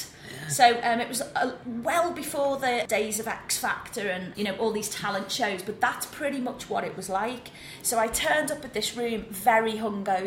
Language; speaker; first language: English; native; English